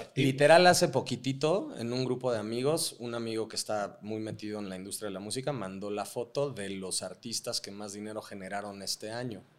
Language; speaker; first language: Spanish; native; Spanish